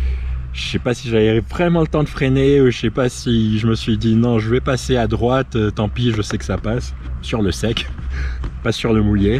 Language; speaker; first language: French; native; French